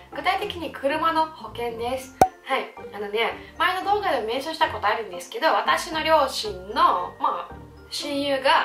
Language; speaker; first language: Japanese; non-native, fluent; Russian